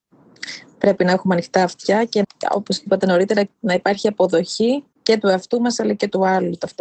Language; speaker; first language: Greek; native; Greek